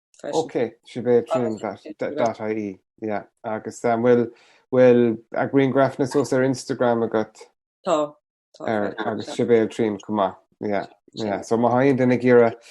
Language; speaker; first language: Irish; native; Irish